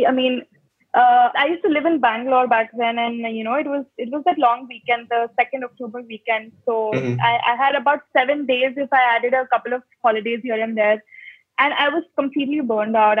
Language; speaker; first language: English; non-native, local second language; Hindi